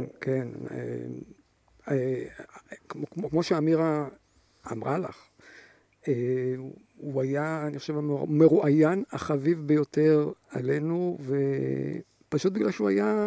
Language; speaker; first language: Hebrew; native; Hebrew